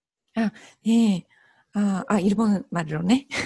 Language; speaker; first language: Korean; non-native, fluent; Japanese